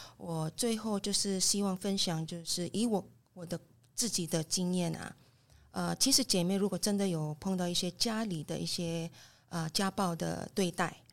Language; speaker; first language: Chinese; non-native, fluent; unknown